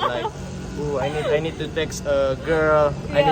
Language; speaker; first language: English; non-native, fluent; Indonesian